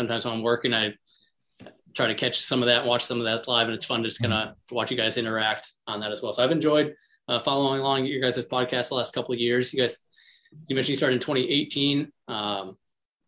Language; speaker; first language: English; native; English